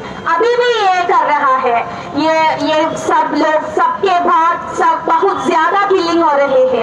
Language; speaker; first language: Hindi; non-native, local second language; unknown